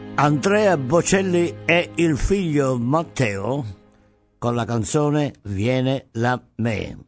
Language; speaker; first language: Italian; native; Italian